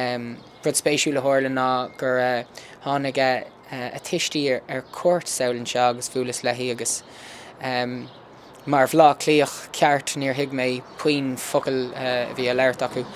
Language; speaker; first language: Irish; early bilingual, heritage; English